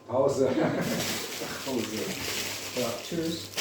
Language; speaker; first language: German; native; German